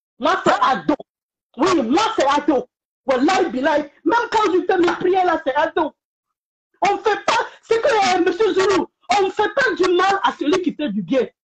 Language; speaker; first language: French; non-native, local second language; Bambara